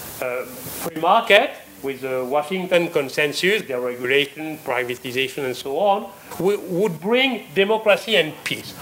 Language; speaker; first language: English; non-native, fluent; French